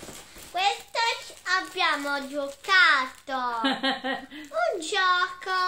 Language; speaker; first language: Italian; early bilingual, other home language; Filipino